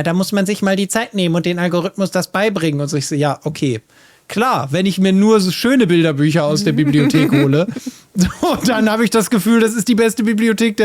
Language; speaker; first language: German; native; German